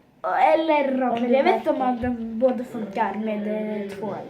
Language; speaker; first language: Swedish; early bilingual, other home language; Turkish